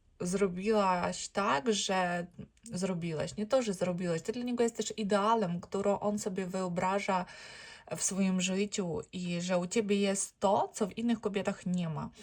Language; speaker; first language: Polish; non-native, learner; Ukrainian